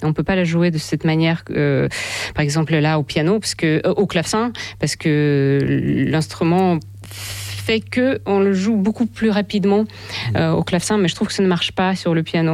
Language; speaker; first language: French; non-native, fluent; Russian